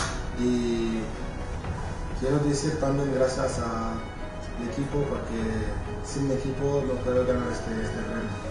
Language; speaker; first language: Spanish; non-native, fluent; French